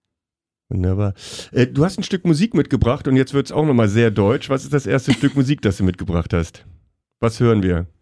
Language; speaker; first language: German; native; German